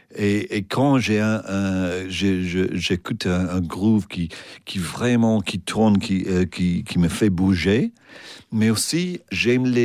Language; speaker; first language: French; non-native, fluent; English